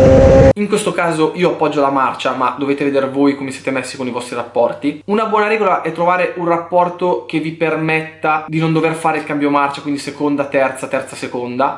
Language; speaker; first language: Italian; native; Italian